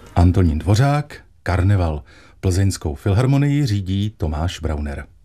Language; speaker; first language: Czech; native; Czech